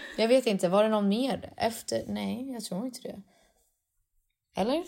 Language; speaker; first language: Swedish; native; Swedish